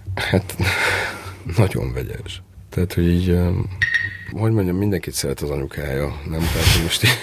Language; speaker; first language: Hungarian; native; Hungarian